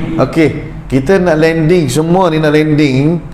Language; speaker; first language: Malay; early bilingual, heritage; Malay